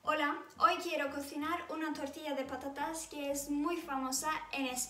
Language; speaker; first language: Spanish; non-native, fluent; Turkish